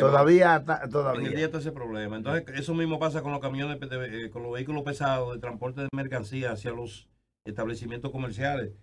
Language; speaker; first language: Spanish; native; Spanish